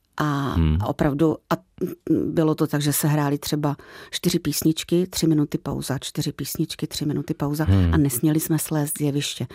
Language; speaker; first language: Czech; native; Czech